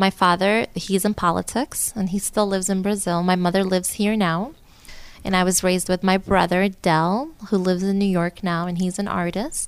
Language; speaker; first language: English; early bilingual, other home language; Portuguese